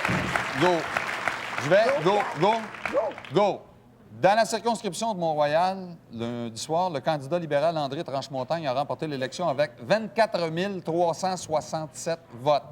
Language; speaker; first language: French; native; French